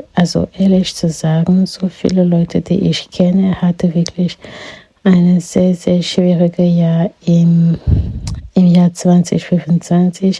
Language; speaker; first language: German; non-native, fluent; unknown